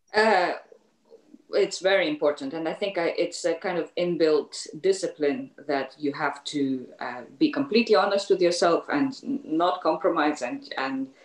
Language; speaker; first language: English; native; English